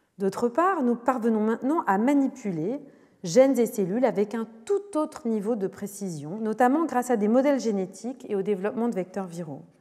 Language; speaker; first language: French; native; French